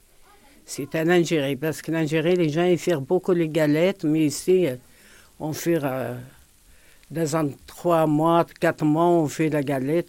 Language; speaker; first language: French; non-native, learner; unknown